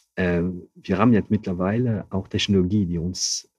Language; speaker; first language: German; non-native, fluent; French